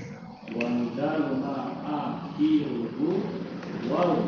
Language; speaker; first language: Arabic; non-native, learner; Indonesian